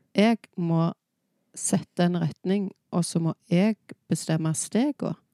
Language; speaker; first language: Norwegian; native; Norwegian